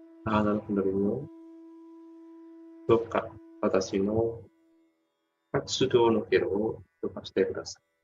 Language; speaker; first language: Japanese; non-native, fluent; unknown